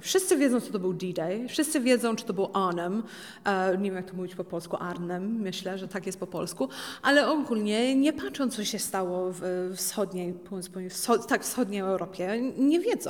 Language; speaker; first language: Polish; early bilingual, heritage; Polish